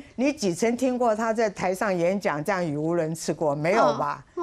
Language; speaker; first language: Chinese; native; Chinese